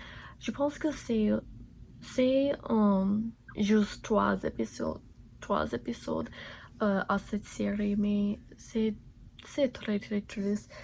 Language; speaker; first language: French; non-native, learner; English